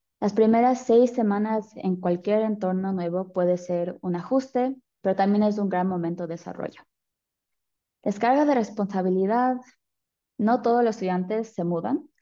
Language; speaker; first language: Spanish; early bilingual, heritage; Spanish